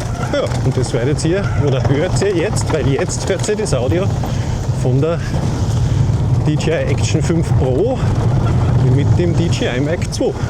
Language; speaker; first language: German; native; German